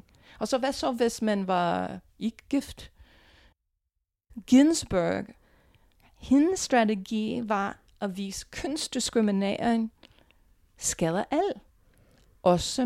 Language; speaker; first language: Danish; non-native, fluent; English